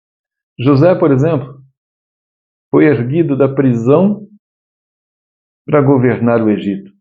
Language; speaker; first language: Portuguese; native; Portuguese